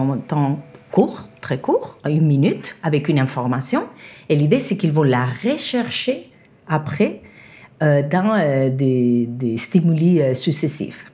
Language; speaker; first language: French; non-native, fluent; Spanish